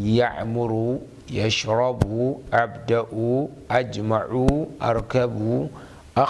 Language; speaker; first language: Arabic; non-native, fluent; Hausa